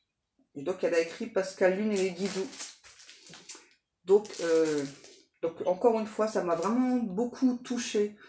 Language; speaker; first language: French; native; French